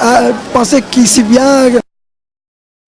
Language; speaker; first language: French; non-native, learner; Portuguese